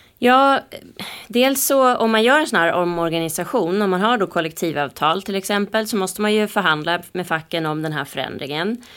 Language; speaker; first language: Swedish; native; Swedish